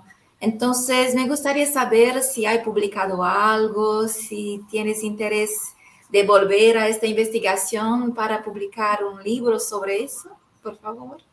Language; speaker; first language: Spanish; non-native, fluent; Portuguese